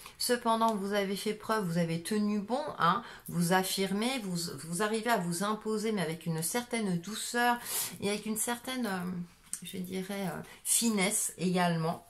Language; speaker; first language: French; native; French